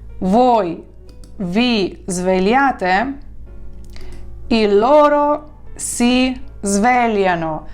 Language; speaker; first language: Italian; non-native, fluent; Ukrainian